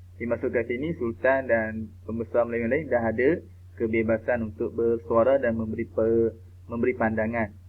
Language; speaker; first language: Malay; native; Malay